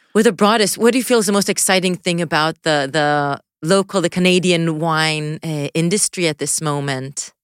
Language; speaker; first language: English; native; English